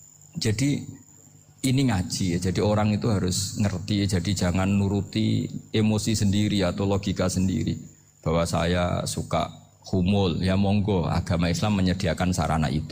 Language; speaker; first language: Indonesian; non-native, local second language; Javanese